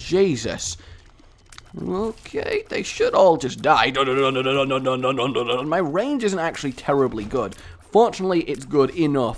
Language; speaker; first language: English; native; English